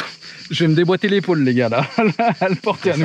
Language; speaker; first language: French; native; French